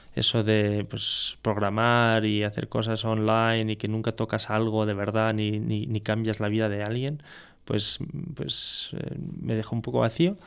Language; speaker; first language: Spanish; non-native, fluent; French